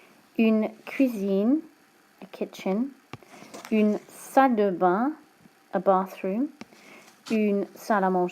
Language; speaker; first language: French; non-native, fluent; English